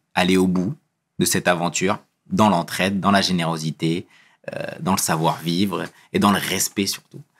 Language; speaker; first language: French; early bilingual, other home language; Kabyle